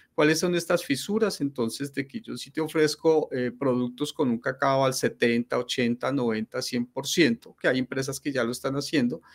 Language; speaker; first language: Spanish; native; Spanish